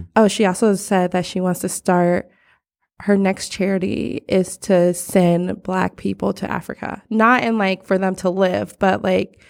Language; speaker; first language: English; early bilingual, other home language; Krio